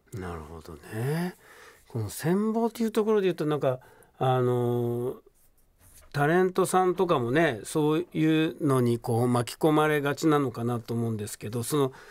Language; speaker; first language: Japanese; native; Japanese